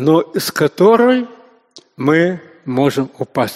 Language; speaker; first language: Russian; native; Russian